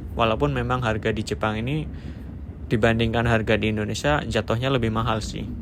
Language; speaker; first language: Indonesian; native; Indonesian